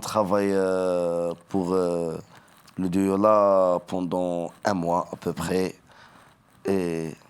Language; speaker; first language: French; non-native, learner; Arabic